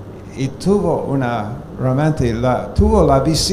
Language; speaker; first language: Spanish; non-native, fluent; English